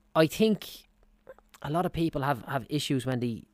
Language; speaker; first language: English; native; English